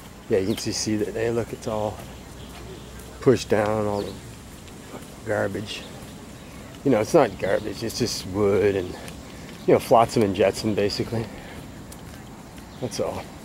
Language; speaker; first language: English; native; English